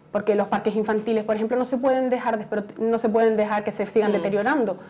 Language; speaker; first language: Spanish; native; Spanish